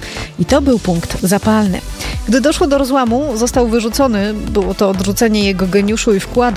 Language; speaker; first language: Polish; native; Polish